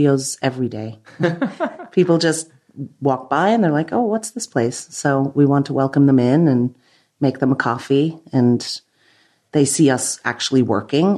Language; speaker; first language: English; native; English